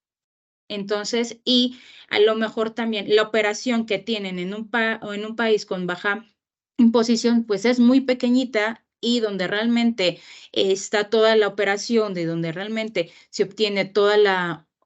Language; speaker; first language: Spanish; native; Spanish